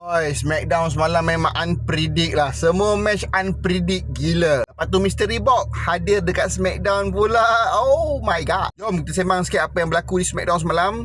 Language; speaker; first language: Malay; native; Malay